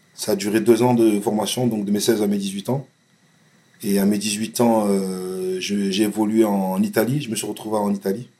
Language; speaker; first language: French; native; French